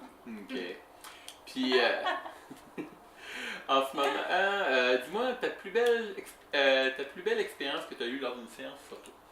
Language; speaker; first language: French; native; French